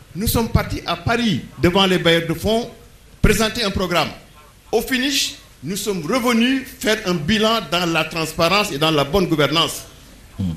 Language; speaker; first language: French; non-native, local second language; Wolof